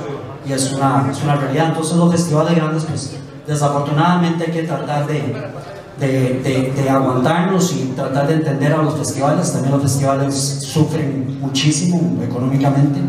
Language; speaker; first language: Spanish; native; Spanish